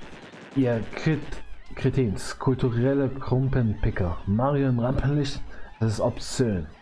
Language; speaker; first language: German; native; German